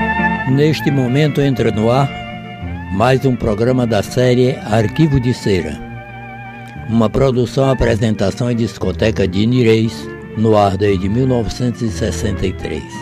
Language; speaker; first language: Portuguese; native; Portuguese